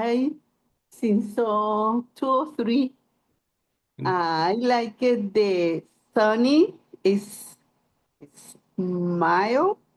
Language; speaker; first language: English; non-native, learner; Spanish